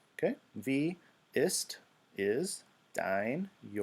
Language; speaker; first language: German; non-native, fluent; English